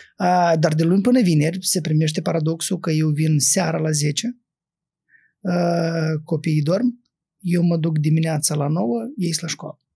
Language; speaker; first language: Romanian; native; Romanian